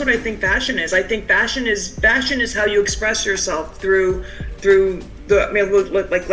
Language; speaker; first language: English; native; English